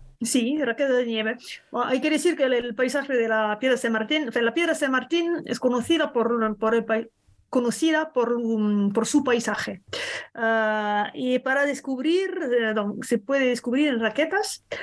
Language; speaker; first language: Spanish; non-native, learner; French